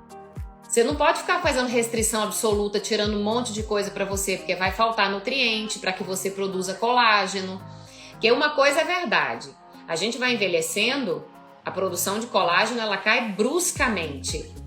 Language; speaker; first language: Portuguese; native; Portuguese